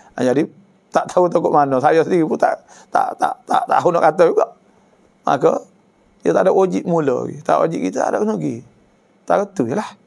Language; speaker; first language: Malay; native; Malay